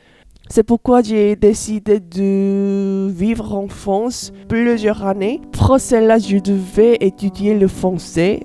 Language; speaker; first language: French; non-native, learner; Korean